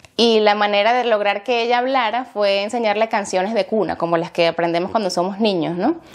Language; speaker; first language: Spanish; native; Spanish